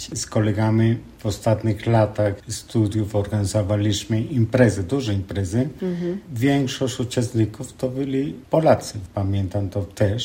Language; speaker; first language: Polish; non-native, fluent; Spanish